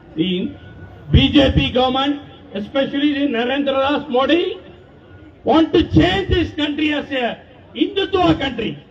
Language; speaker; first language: English; non-native, local second language; Tamil